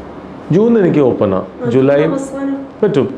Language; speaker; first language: Malayalam; non-native, local second language; Tamil